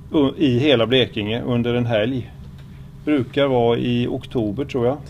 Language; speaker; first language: Swedish; native; Swedish